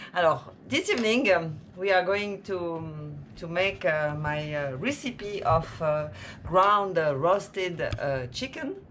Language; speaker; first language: English; non-native, learner; French